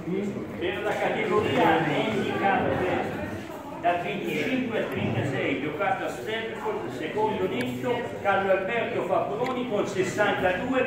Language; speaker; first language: Italian; native; Italian